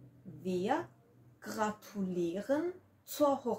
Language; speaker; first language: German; non-native, fluent; Georgian